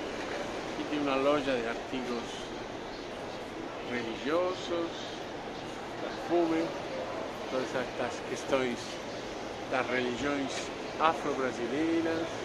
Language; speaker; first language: Portuguese; non-native, fluent; Spanish